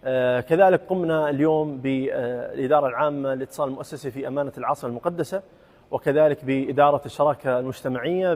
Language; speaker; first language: Arabic; native; Arabic